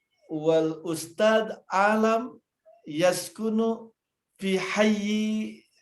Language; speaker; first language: Arabic; non-native, fluent; Indonesian